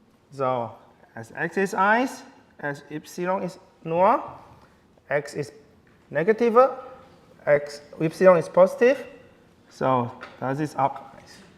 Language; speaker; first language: German; non-native, learner; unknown